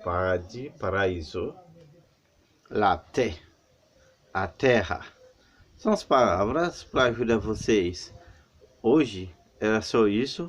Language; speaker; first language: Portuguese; non-native, learner; Haitian Creole